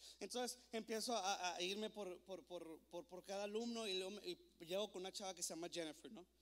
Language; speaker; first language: Spanish; native; Spanish